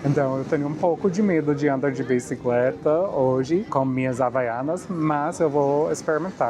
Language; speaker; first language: Portuguese; non-native, fluent; English